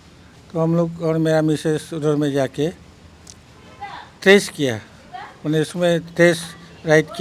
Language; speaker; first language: Hindi; non-native, local second language; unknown